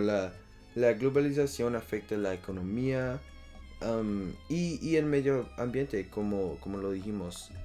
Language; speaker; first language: Spanish; non-native, learner; French